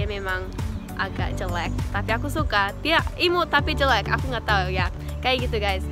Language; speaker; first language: Indonesian; non-native, fluent; English